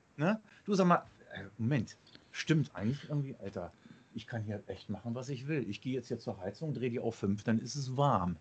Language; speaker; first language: German; early bilingual, other home language; Arabic